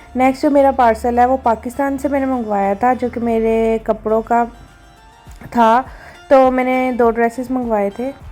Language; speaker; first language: Urdu; native; Urdu